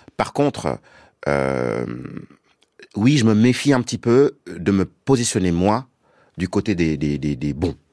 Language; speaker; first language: French; non-native, local second language; Wolof